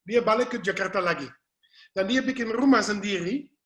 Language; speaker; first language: Indonesian; non-native, fluent; English